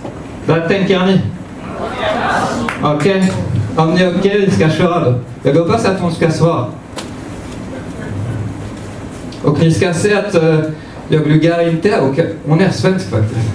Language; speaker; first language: Swedish; non-native, fluent; French